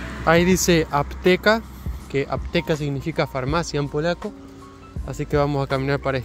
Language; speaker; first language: Spanish; native; Spanish